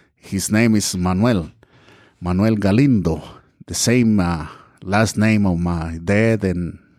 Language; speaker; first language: English; non-native, learner; Spanish